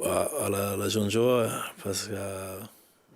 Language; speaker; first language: French; non-native, learner; English